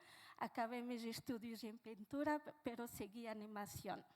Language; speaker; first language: Spanish; non-native, fluent; Portuguese